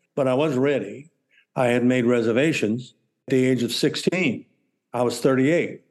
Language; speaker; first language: English; native; English